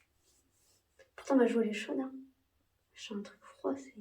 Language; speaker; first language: French; native; French